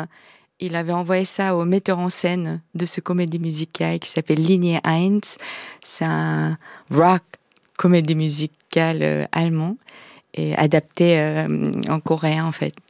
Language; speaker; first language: French; non-native, fluent; Korean